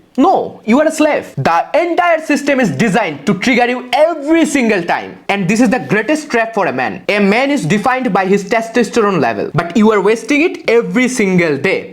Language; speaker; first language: English; non-native, local second language; Bangla